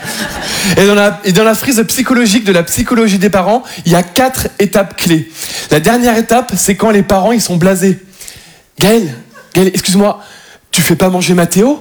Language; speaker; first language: French; native; French